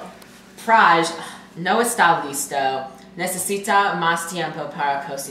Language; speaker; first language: Spanish; non-native, learner; English